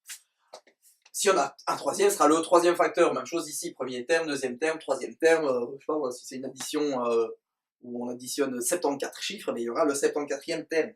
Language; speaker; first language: French; native; French